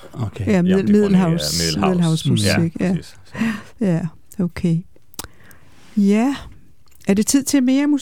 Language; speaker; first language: Danish; native; Danish